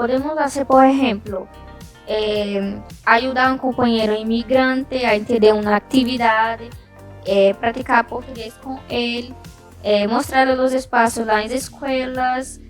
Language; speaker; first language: Spanish; non-native, learner; Portuguese